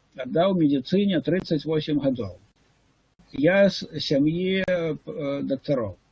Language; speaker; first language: Russian; non-native, local second language; Ukrainian